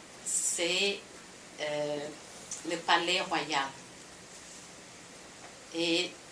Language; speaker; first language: French; non-native, fluent; Khmer